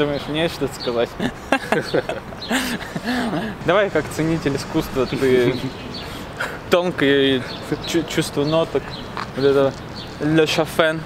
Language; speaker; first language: Russian; native; Russian